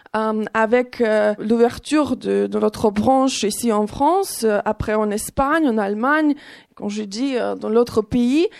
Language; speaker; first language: French; non-native, fluent; Ukrainian